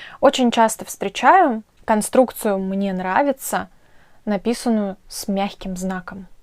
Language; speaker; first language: Russian; native; Russian